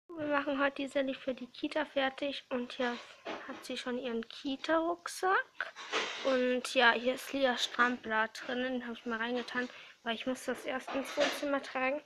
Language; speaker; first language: German; native; German